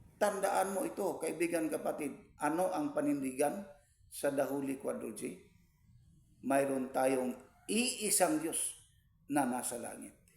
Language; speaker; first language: Filipino; non-native, local second language; Cebuano